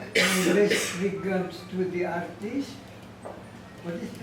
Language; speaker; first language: English; non-native, learner; Indonesian